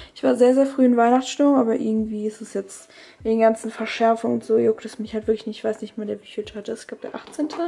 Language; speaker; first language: German; native; German